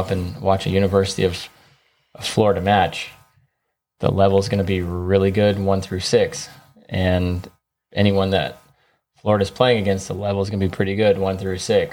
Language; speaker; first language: English; native; English